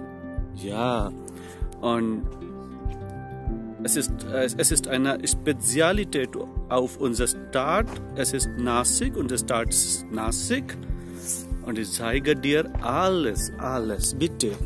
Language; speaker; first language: German; non-native, learner; Marathi